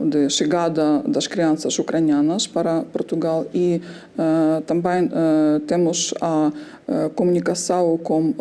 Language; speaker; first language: Portuguese; non-native, fluent; Ukrainian